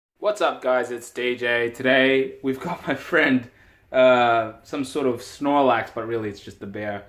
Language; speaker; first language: English; native; English